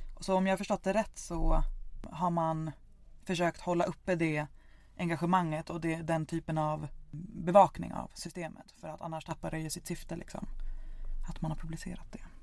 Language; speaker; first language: Swedish; native; Swedish